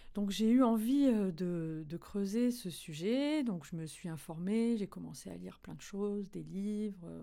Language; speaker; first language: French; native; French